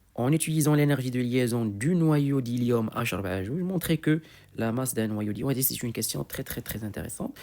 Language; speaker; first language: French; non-native, local second language; Arabic